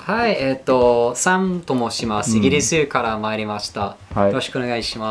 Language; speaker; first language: Japanese; non-native, learner; English